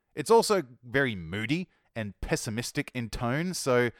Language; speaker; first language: English; native; English